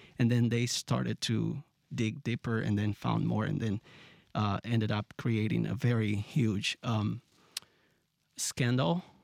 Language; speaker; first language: English; non-native, fluent; Portuguese